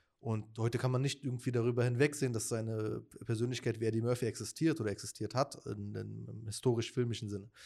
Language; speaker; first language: German; native; German